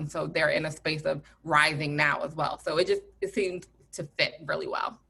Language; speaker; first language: English; native; English